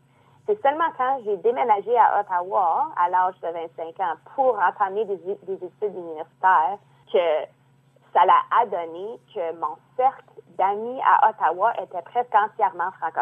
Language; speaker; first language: French; native; French